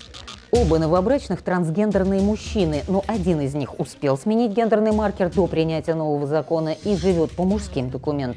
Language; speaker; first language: Russian; native; Russian